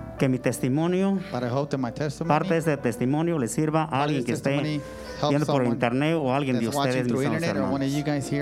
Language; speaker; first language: Spanish; native; Spanish